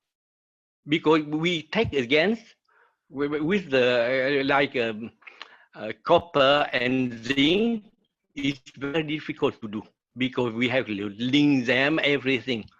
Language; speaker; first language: English; non-native, learner; Vietnamese